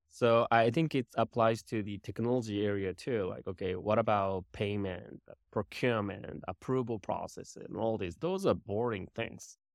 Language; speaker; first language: English; non-native, fluent; Japanese